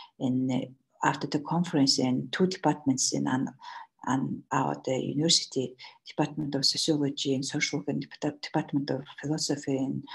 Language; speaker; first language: English; non-native, learner; Mongolian